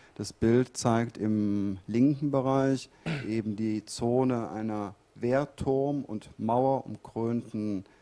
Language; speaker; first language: German; native; German